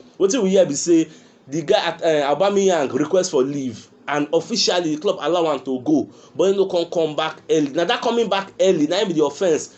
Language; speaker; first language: Nigerian Pidgin; non-native, local second language; Yoruba